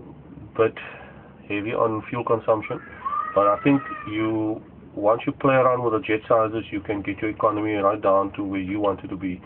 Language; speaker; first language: English; native; English